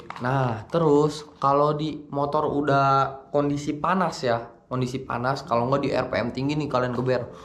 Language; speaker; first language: Indonesian; native; Indonesian